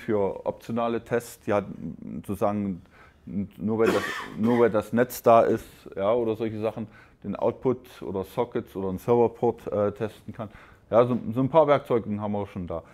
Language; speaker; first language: German; native; German